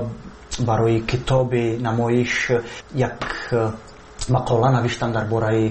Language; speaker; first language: Persian; non-native, fluent; Czech